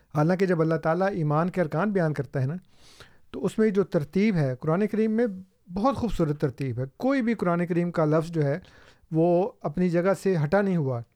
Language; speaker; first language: Urdu; non-native, local second language; Punjabi